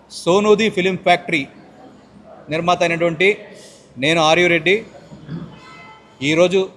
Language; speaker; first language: Telugu; native; Telugu